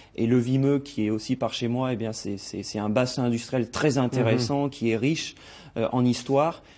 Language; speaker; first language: French; native; French